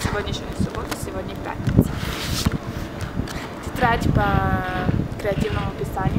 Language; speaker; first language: Russian; early bilingual, heritage; Russian